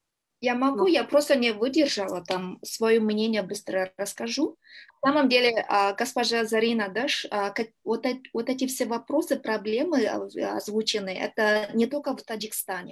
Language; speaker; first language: Russian; non-native, learner; Kyrgyz